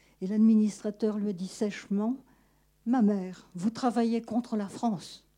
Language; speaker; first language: French; native; French